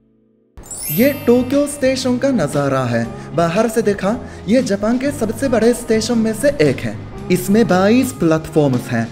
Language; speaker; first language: Hindi; non-native, fluent; Japanese